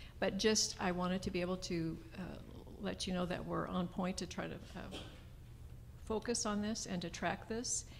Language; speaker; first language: English; native; English